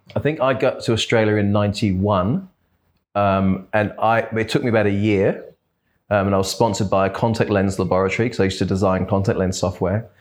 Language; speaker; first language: English; native; English